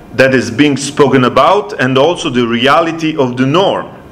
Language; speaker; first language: English; non-native, fluent; Serbian